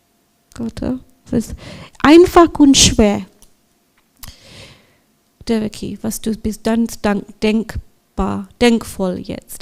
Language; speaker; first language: German; non-native, learner; English